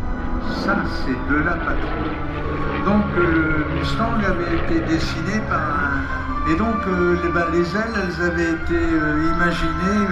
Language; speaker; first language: French; native; French